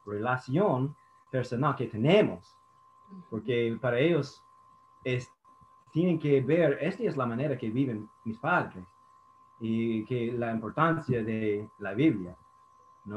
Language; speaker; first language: Spanish; non-native, fluent; English